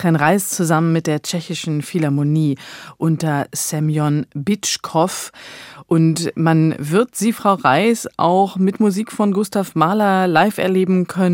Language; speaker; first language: German; native; German